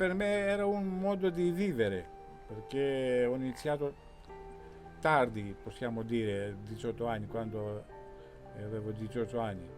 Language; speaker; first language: Italian; non-native, fluent; Greek